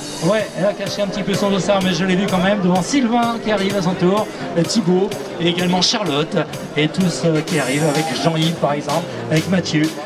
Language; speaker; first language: French; native; French